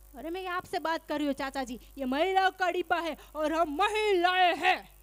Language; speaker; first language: Hindi; non-native, local second language; Gujarati